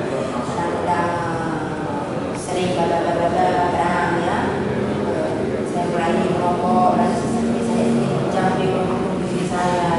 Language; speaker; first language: Indonesian; non-native, local second language; Balinese